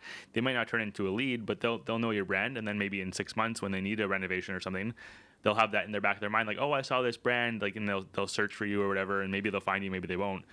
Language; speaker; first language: English; native; English